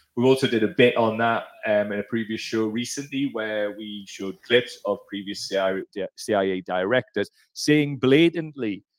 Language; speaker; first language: English; native; English